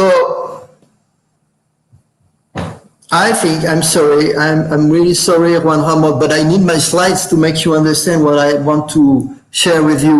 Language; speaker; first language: English; non-native, fluent; French